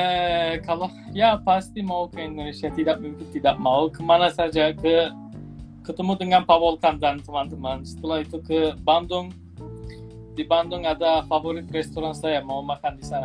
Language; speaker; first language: Indonesian; non-native, fluent; Turkish